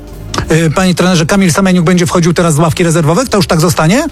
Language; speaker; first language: Polish; native; Polish